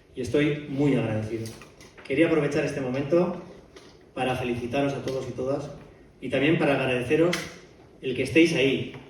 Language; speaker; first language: Spanish; native; Spanish